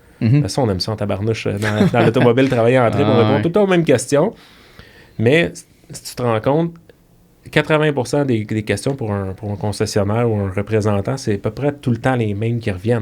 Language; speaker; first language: French; native; French